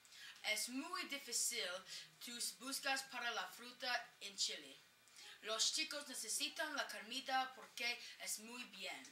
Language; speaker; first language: Spanish; non-native, learner; English